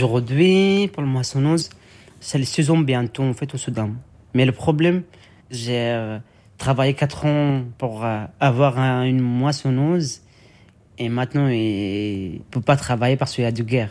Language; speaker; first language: French; non-native, learner; Arabic